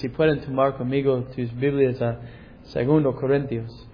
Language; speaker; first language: Spanish; non-native, fluent; English